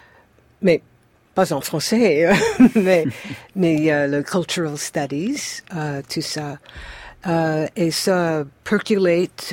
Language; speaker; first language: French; non-native, fluent; English